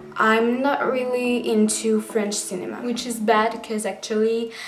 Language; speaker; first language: English; non-native, fluent; French